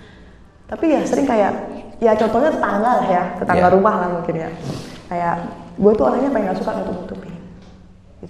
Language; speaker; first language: Indonesian; native; Indonesian